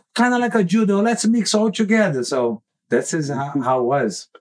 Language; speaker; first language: English; non-native, learner; Portuguese